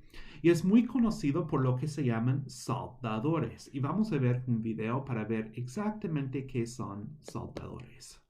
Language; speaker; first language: Spanish; non-native, fluent; English